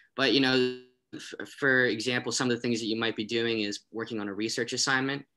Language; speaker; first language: English; native; English